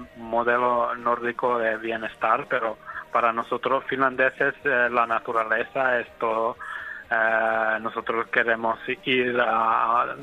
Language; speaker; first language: Spanish; non-native, fluent; Finnish